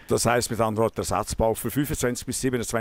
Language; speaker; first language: German; native; German